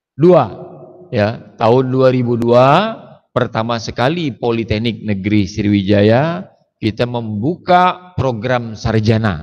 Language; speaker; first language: Indonesian; native; Indonesian